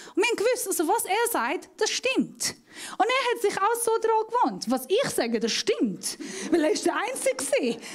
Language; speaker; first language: German; non-native, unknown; Persian